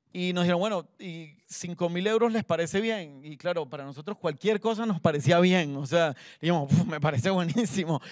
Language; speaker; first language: Spanish; native; Spanish